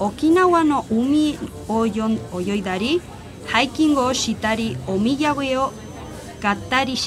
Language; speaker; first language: Japanese; non-native, learner; Spanish